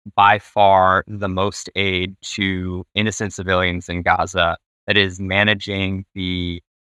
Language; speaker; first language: English; native; English